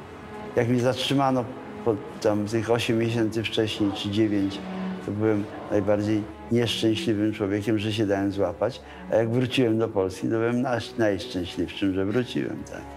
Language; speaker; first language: Polish; native; Polish